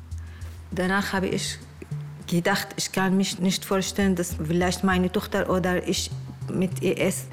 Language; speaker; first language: German; non-native, learner; Arabic